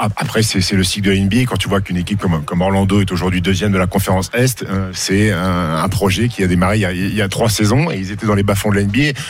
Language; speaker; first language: French; native; French